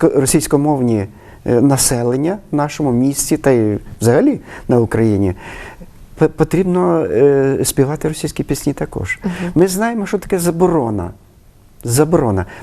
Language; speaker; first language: Ukrainian; native; Ukrainian